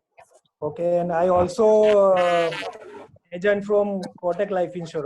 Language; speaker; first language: English; non-native, learner; Gujarati